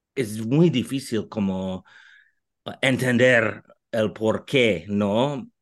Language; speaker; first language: Spanish; non-native, fluent; English